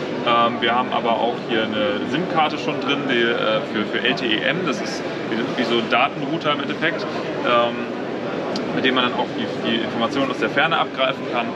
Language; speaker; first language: German; native; German